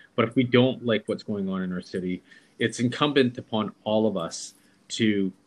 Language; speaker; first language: English; native; English